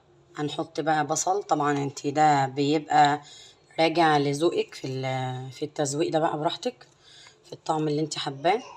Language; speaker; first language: Arabic; native; Arabic